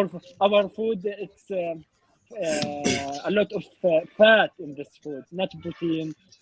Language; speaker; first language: English; non-native, learner; Arabic